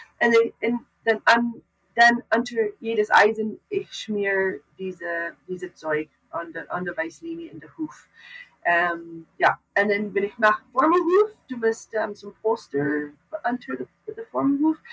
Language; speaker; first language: German; non-native, learner; English